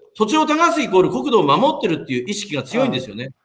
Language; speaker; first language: Japanese; native; Japanese